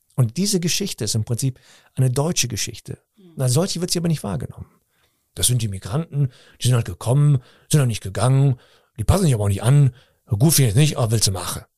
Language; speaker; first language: German; early bilingual, other home language; Turkish